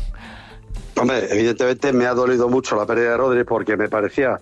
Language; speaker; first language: Spanish; native; Spanish